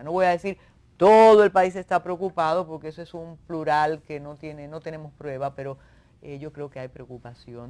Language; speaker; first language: Spanish; native; Spanish